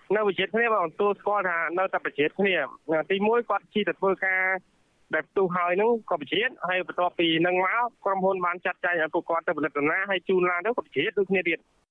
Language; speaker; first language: Khmer; native; Khmer